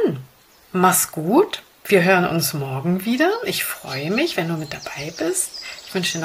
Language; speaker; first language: German; native; German